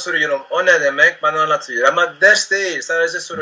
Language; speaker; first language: Turkish; non-native, learner; Spanish